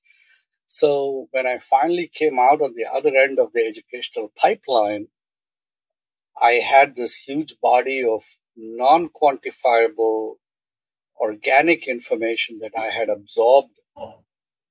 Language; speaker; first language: English; non-native, local second language; Tamil